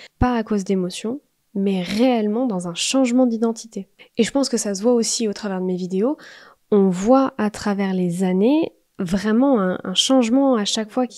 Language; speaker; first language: French; native; French